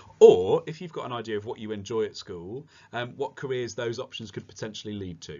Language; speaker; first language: English; native; English